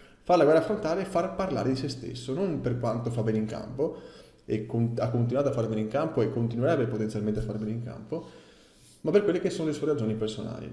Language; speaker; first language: Italian; native; Italian